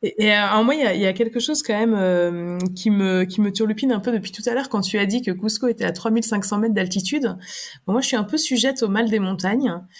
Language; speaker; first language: French; native; French